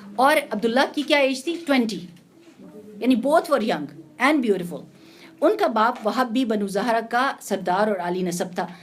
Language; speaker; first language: Urdu; native; Urdu